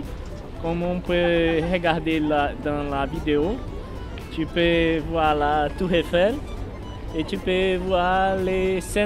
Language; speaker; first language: French; non-native, learner; Portuguese